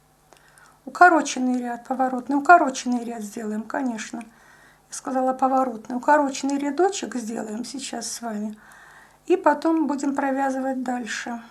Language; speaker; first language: Russian; native; Russian